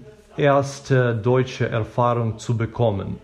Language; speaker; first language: German; non-native, learner; Ukrainian